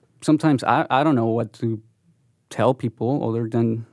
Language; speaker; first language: English; non-native, fluent; Spanish